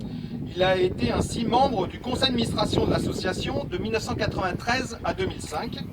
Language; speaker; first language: French; native; French